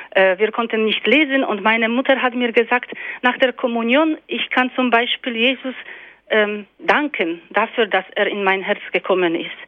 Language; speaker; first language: German; non-native, fluent; Polish